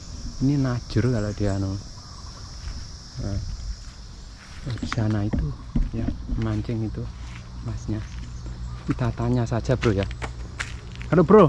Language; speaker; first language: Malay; non-native, local second language; Javanese